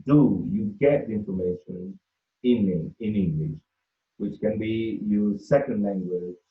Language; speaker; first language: English; non-native, fluent; Spanish